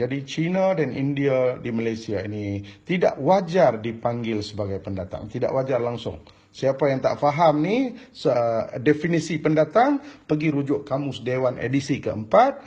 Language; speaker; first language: Malay; non-native, local second language; Tamil